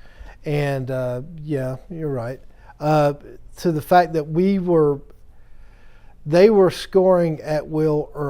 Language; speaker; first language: English; native; English